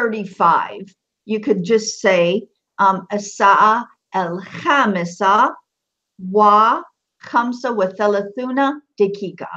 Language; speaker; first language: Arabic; non-native, fluent; English